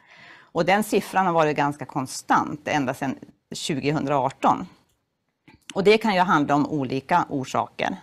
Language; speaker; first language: Swedish; native; Swedish